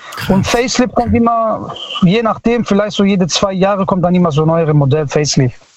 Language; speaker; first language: German; early bilingual, other home language; Italian